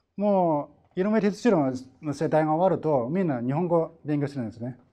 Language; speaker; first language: Japanese; non-native, fluent; Chinese